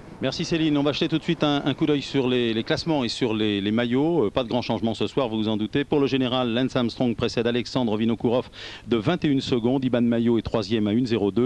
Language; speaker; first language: French; native; French